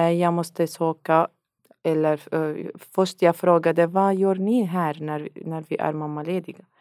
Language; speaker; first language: Swedish; non-native, learner; Arabic